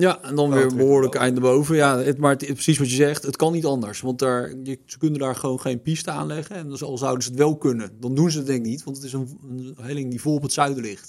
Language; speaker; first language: Dutch; native; Dutch